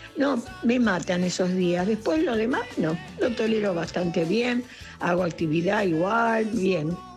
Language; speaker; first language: Spanish; native; Spanish